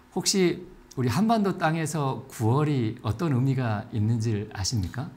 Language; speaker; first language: Korean; native; Korean